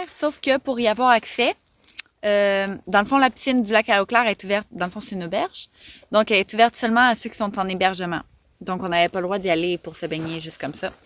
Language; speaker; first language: French; native; French